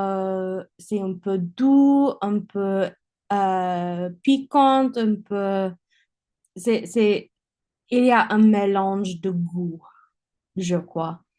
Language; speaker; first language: French; non-native, learner; English